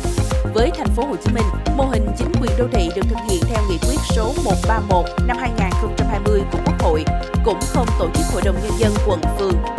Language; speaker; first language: Vietnamese; native; Vietnamese